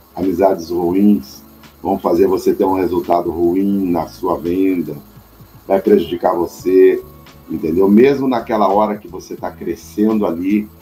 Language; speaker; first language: Portuguese; native; Portuguese